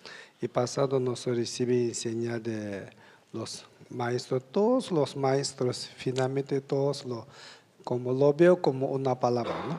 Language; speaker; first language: Spanish; non-native, learner; Tibetan